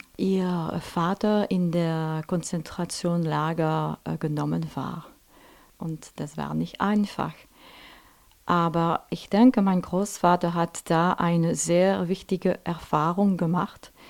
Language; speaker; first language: German; non-native, local second language; French